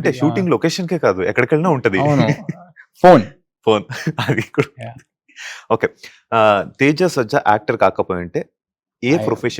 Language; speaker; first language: Telugu; non-native, local second language; Kannada